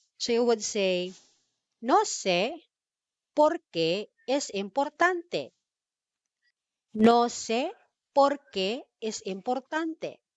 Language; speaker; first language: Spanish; non-native, fluent; Filipino